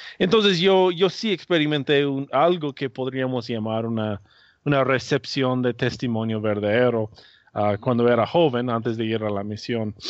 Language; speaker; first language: Spanish; non-native, fluent; English